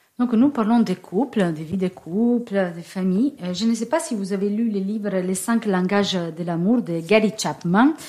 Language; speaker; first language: French; non-native, fluent; Italian